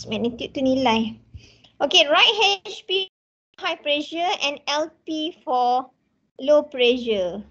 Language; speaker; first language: English; non-native, local second language; Malay